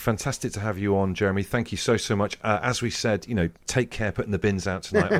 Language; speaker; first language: English; native; English